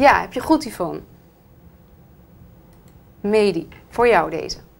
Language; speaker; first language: Dutch; native; Dutch